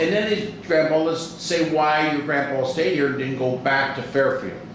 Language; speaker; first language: English; native; English